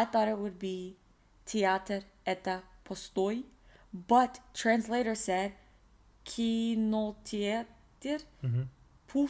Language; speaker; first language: Russian; non-native, learner; English